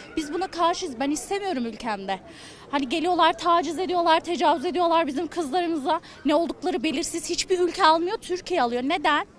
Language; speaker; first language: Turkish; native; Turkish